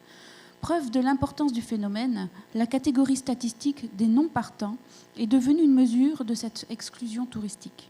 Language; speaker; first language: French; native; French